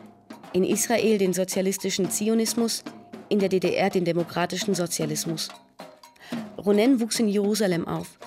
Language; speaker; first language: German; native; German